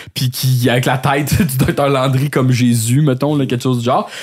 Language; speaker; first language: French; native; French